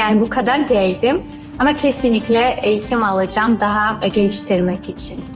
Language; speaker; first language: Turkish; non-native, learner; Georgian